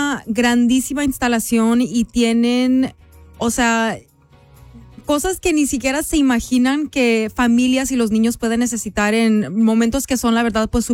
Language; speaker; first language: Spanish; early bilingual, heritage; Spanish